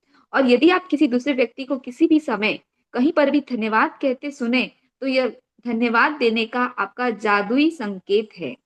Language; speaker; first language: Hindi; native; Hindi